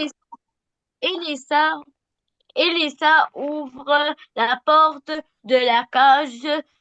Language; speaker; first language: French; non-native, learner; Arabic